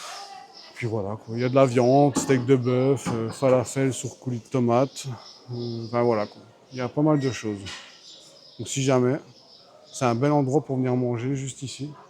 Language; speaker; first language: French; native; French